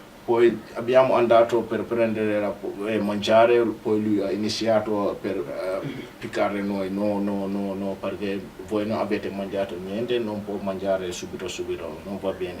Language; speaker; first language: Italian; non-native, learner; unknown